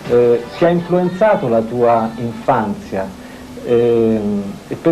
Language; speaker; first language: Italian; native; Italian